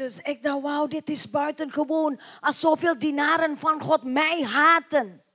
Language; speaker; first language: Dutch; non-native, learner; Indonesian